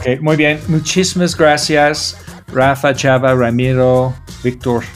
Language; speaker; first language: Spanish; non-native, learner; English